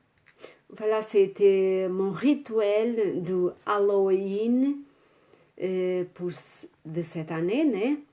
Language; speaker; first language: French; non-native, fluent; Portuguese